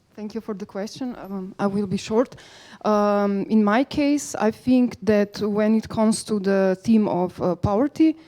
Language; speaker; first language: English; non-native, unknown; Slovenian